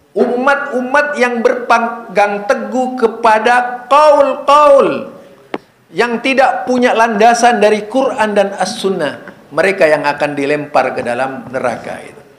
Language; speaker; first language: Indonesian; non-native, local second language; Madurese